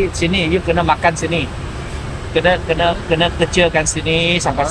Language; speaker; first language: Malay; non-native, local second language; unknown